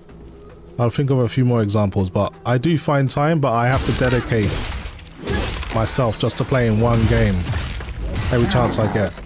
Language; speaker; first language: English; native; English